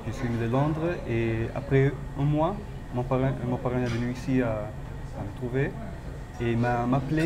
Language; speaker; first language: French; non-native, fluent; Italian